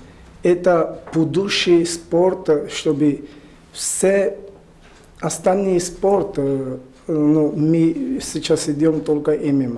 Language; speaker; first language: Russian; non-native, learner; Georgian